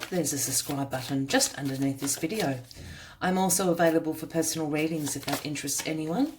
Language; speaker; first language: English; native; English